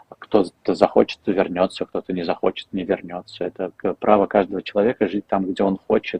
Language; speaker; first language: Russian; native; Russian